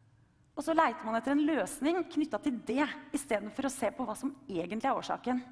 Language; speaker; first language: Norwegian; native; Norwegian